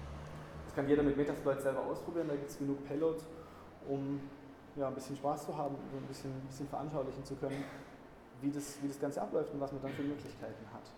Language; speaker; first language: German; native; German